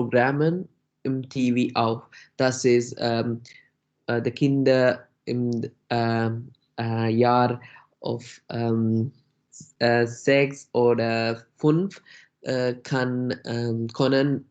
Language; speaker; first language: German; non-native, learner; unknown